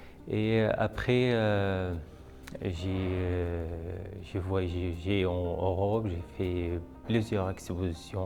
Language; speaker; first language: French; non-native, learner; Arabic